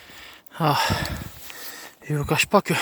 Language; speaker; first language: French; native; French